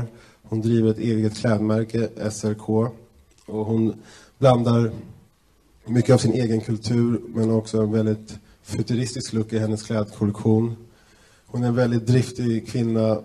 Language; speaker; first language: Swedish; native; Swedish